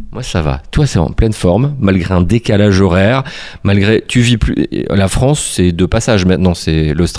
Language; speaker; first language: French; native; French